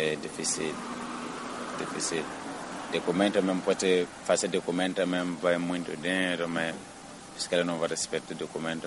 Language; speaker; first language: Portuguese; non-native, learner; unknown